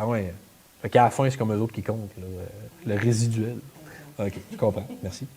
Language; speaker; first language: French; native; French